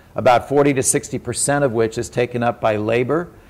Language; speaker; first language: English; native; English